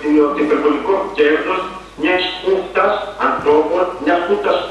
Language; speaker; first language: Greek; native; Greek